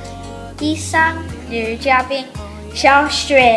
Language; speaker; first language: Chinese; non-native, learner; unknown